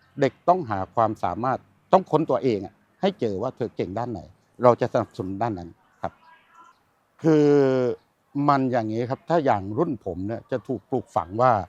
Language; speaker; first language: Thai; native; Thai